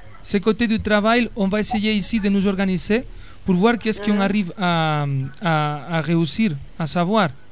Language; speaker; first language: French; non-native, fluent; Spanish